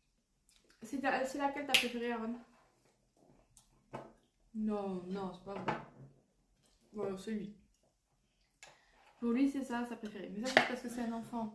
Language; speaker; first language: French; native; French